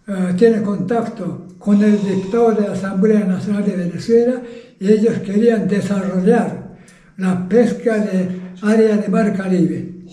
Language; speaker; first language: Spanish; non-native, fluent; Japanese